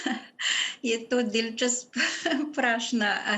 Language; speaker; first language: Hindi; non-native, fluent; Bulgarian